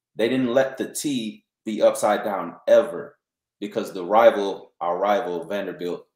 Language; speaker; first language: English; native; English